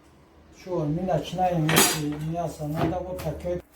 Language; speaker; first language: Russian; non-native, learner; Tajik